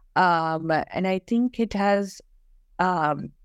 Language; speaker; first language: English; non-native, local second language; Malayalam